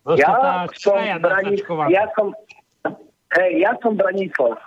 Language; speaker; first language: Slovak; non-native, local second language; Rusyn